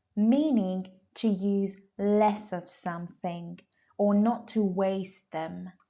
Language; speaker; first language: English; non-native, fluent; Persian